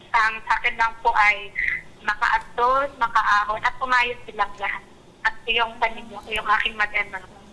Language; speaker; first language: Filipino; native; Filipino